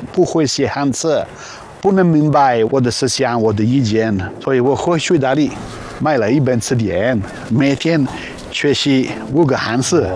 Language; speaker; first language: Chinese; non-native, learner; Italian